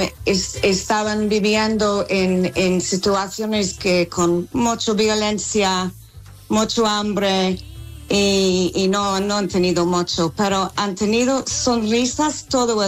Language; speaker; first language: Spanish; non-native, fluent; English